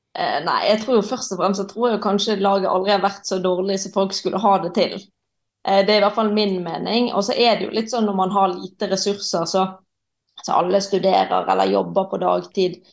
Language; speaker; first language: Norwegian; native; Norwegian